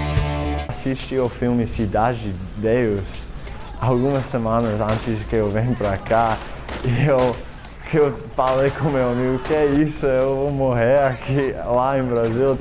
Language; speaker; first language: Portuguese; non-native, learner; English